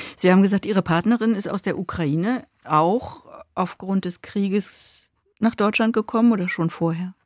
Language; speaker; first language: German; native; German